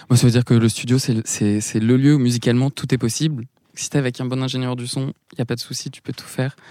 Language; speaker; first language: French; native; French